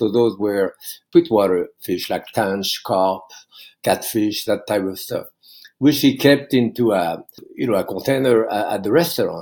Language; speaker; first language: English; non-native, fluent; French